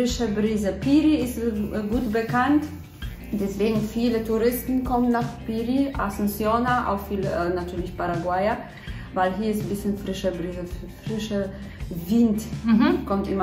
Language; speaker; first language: German; non-native, fluent; Polish